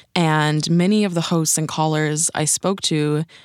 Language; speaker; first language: English; native; English